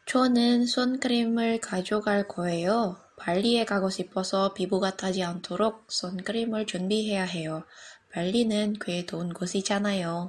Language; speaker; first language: Korean; non-native, learner; Indonesian